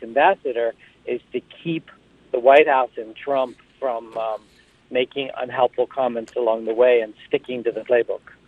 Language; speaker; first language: English; native; English